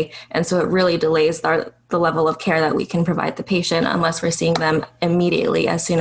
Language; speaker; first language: English; native; English